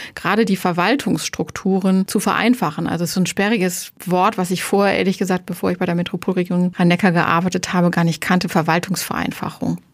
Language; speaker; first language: German; native; German